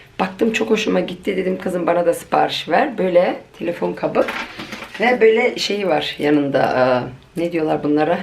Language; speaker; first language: Turkish; early bilingual, heritage; Turkish